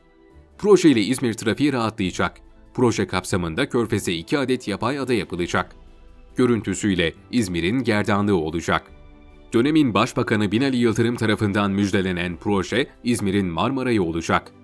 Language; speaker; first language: Turkish; native; Turkish